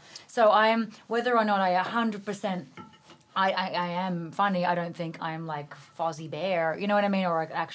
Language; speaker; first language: English; native; English